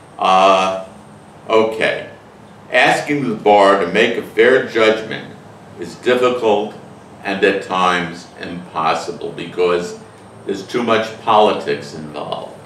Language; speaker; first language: English; native; English